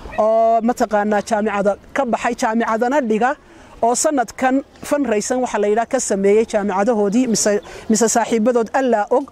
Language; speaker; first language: Somali; native; Somali